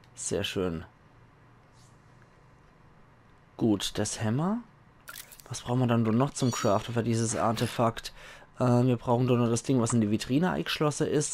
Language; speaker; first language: German; native; German